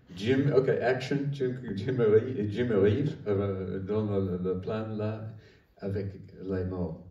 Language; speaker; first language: French; non-native, learner; English